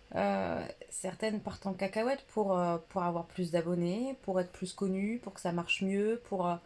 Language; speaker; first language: French; native; French